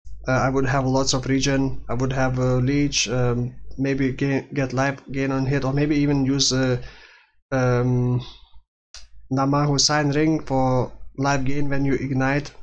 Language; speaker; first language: English; non-native, fluent; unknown